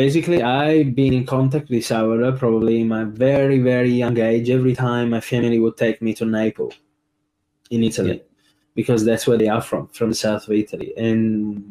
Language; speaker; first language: English; non-native, fluent; Italian